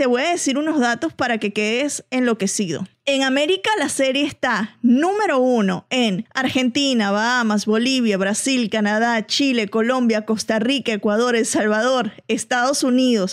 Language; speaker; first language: Spanish; native; Spanish